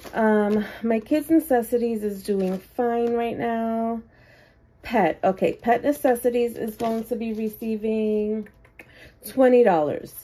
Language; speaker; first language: English; native; English